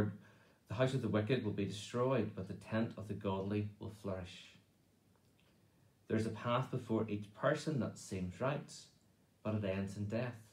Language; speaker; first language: English; native; English